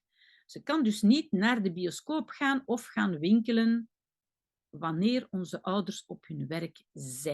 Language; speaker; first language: Dutch; non-native, local second language; French